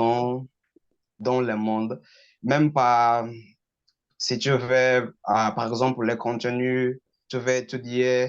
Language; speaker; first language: French; non-native, learner; Portuguese